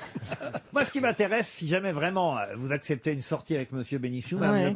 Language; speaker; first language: French; native; French